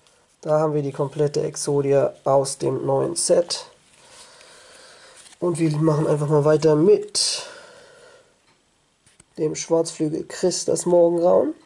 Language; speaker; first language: German; native; German